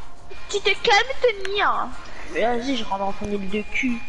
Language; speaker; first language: French; native; French